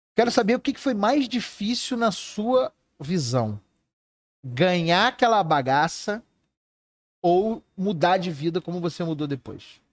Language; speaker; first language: Portuguese; native; Portuguese